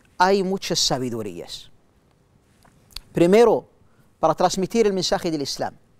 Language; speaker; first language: Spanish; non-native, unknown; Arabic